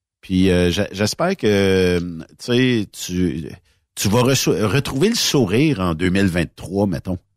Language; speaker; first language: French; native; French